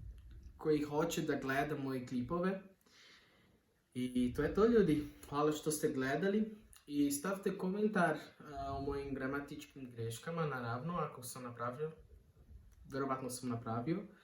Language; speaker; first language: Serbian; non-native, learner; Portuguese